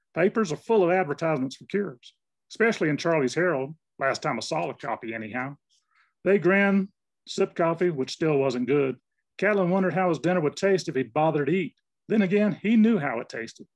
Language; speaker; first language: English; native; English